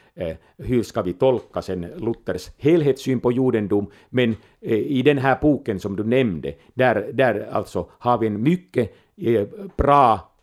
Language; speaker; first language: Swedish; non-native, local second language; Finnish